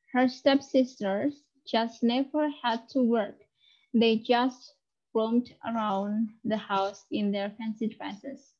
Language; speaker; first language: English; non-native, fluent; Indonesian